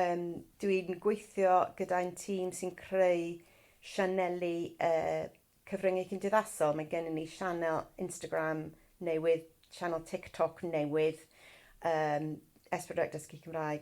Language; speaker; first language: Welsh; non-native, fluent; English